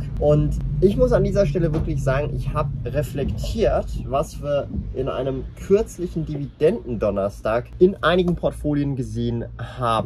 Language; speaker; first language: German; native; German